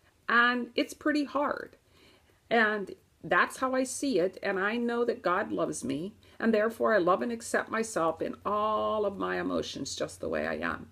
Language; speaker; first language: English; native; English